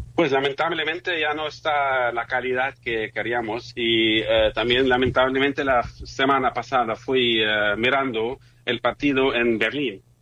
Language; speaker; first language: Spanish; non-native, fluent; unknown